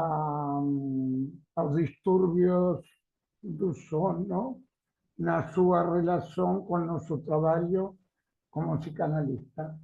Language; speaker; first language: Portuguese; non-native, learner; Spanish